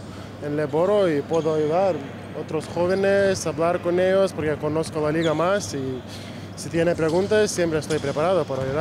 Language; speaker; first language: Spanish; non-native, learner; Lithuanian